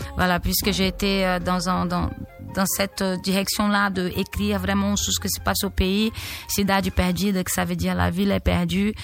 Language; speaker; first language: French; non-native, fluent; Portuguese